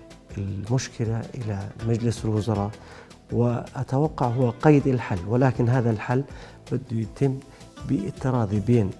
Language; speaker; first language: Arabic; native; Arabic